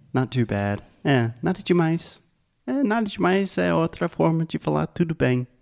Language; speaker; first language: Portuguese; non-native, fluent; English